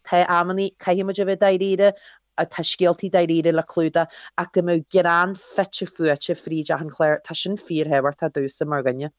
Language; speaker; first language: Irish; early bilingual, other home language; English